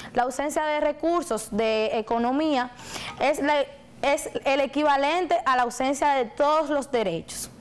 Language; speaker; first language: Spanish; native; Spanish